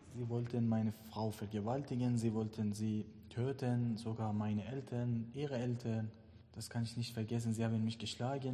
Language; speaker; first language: German; non-native, learner; Persian